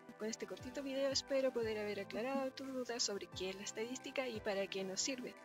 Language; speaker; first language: Spanish; native; Spanish